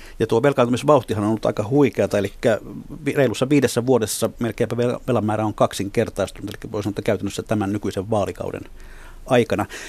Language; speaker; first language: Finnish; native; Finnish